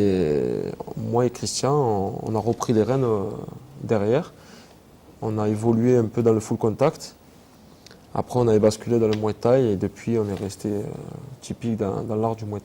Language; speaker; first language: French; native; French